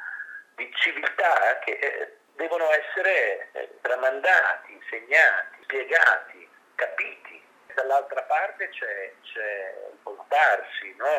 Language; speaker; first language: Italian; native; Italian